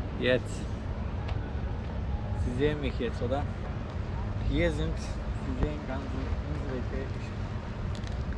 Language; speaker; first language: German; non-native, learner; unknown